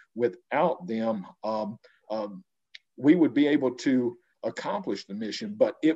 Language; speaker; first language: English; native; English